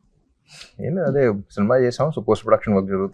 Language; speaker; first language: Telugu; native; Telugu